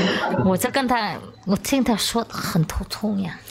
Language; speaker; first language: Chinese; non-native, learner; Vietnamese